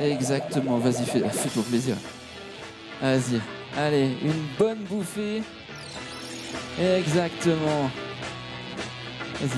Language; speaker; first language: French; native; French